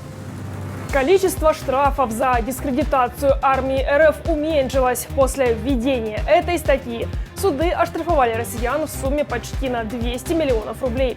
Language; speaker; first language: Russian; native; Russian